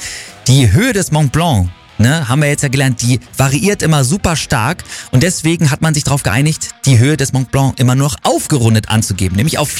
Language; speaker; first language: German; native; German